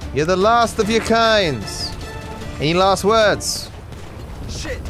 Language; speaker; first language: English; native; English